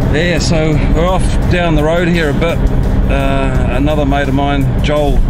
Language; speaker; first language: English; native; English